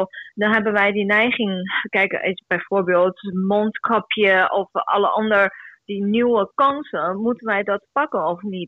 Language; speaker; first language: Dutch; non-native, fluent; Chinese